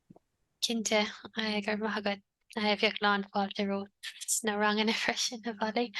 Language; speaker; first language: Irish; native; Irish